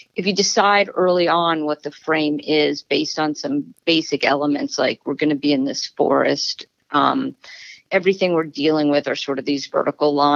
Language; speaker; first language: English; native; English